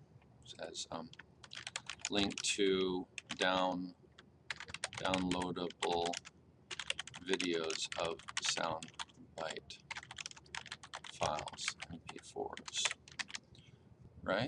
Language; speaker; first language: English; native; English